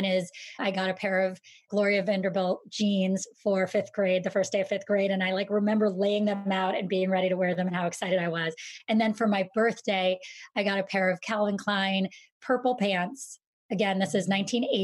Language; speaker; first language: English; native; English